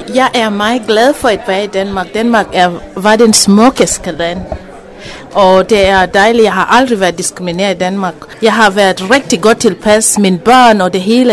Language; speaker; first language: Danish; non-native, fluent; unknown